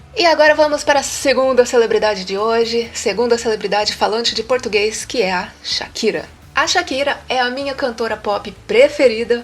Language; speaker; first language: Portuguese; native; Portuguese